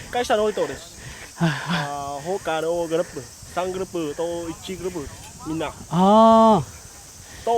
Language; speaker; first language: Japanese; non-native, learner; Vietnamese